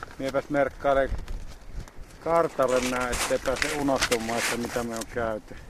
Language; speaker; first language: Finnish; native; Finnish